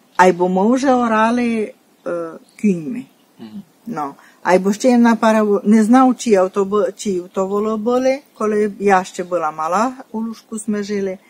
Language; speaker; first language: Ukrainian; native; Ukrainian